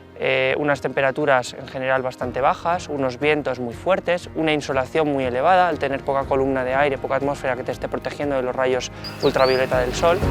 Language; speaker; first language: Spanish; native; Spanish